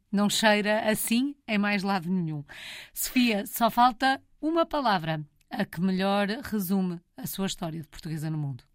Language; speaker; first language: Portuguese; native; Portuguese